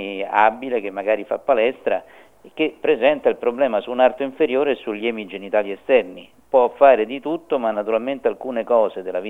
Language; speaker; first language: Italian; native; Italian